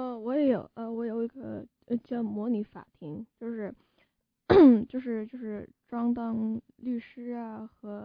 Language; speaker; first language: Chinese; early bilingual, heritage; Chinese